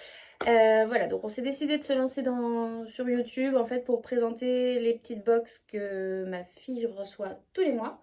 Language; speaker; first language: French; native; French